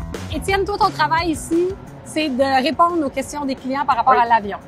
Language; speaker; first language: French; native; French